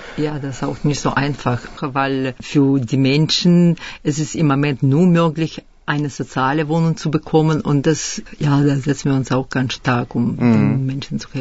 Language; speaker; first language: German; early bilingual, other home language; Russian